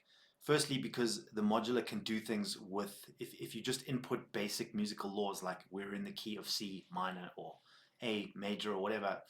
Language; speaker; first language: English; native; English